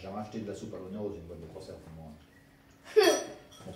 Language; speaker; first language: French; native; French